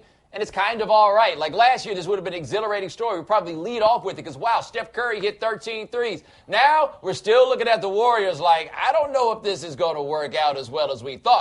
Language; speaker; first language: English; native; English